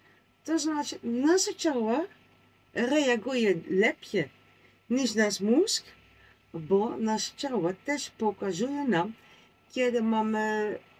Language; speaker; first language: Polish; non-native, learner; Dutch